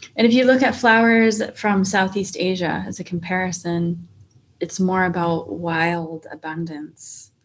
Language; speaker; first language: English; native; English